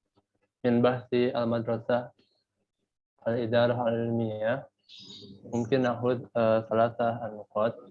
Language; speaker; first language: Arabic; non-native, learner; Indonesian